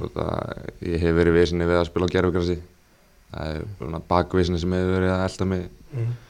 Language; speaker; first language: Icelandic; early bilingual, heritage; English